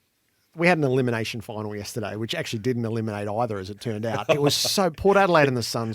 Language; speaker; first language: English; native; English